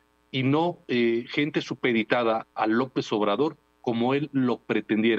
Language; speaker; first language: Spanish; native; Spanish